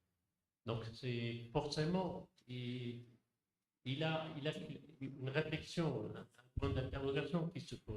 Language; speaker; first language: French; non-native, local second language; Arabic